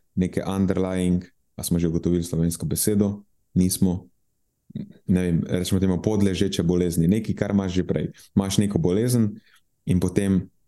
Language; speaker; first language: Slovenian; early bilingual, other home language; Bosnian